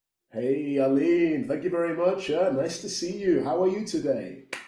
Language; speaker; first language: English; native; English